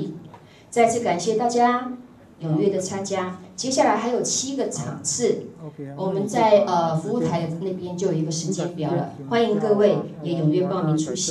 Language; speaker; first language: Chinese; native; Chinese